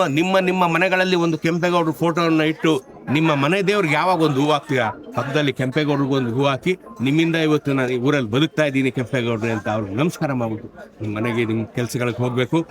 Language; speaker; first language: Kannada; native; Kannada